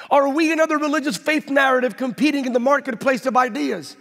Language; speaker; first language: English; native; English